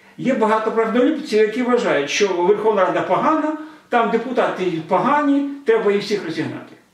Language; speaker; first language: Ukrainian; non-native, local second language; Russian